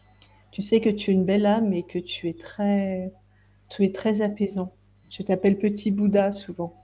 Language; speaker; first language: French; native; French